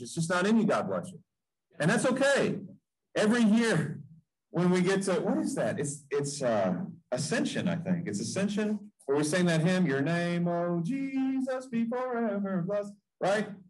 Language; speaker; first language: English; native; English